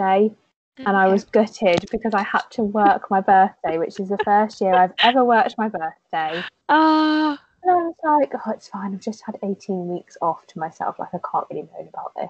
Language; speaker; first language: English; native; English